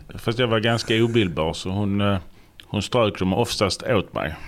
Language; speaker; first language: Swedish; native; Swedish